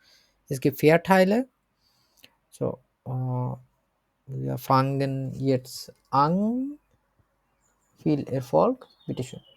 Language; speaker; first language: German; non-native, learner; Bangla